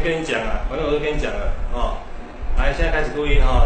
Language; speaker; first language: Chinese; native; Chinese